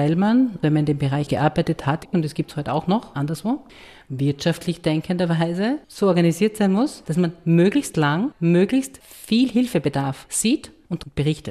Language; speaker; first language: German; native; German